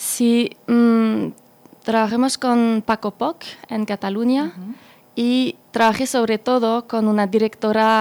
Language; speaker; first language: Spanish; non-native, fluent; French